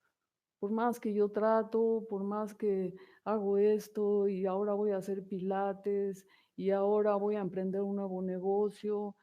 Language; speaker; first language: Spanish; native; Spanish